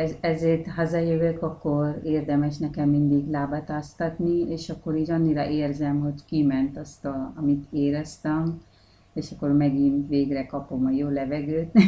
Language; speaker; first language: Hungarian; non-native, learner; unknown